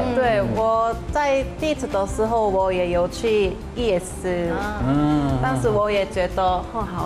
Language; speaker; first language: Chinese; non-native, learner; Korean